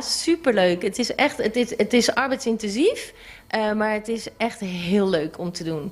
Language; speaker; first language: Dutch; non-native, local second language; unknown